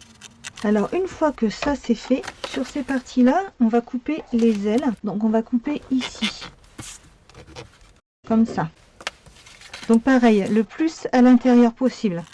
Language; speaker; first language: French; native; French